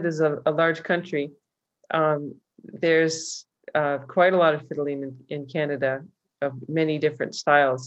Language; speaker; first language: English; native; English